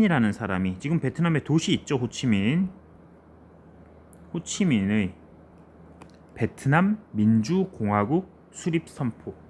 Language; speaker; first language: Korean; native; Korean